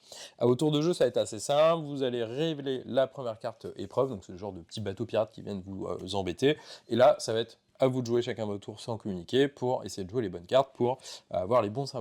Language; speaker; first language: French; native; French